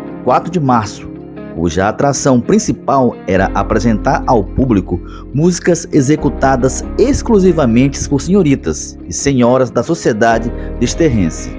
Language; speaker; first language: Portuguese; native; Portuguese